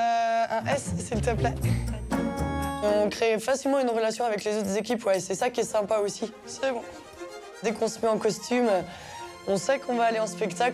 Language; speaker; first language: French; native; French